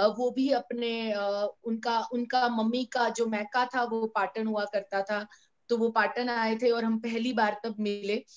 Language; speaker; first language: Hindi; non-native, local second language; Gujarati